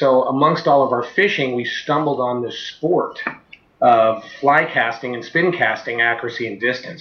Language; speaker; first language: English; native; English